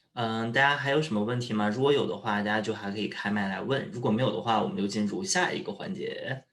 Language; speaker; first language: Chinese; native; Chinese